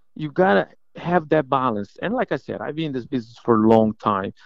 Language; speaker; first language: English; non-native, fluent; Portuguese